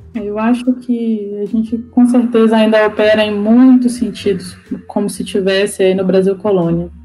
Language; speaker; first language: Portuguese; native; Portuguese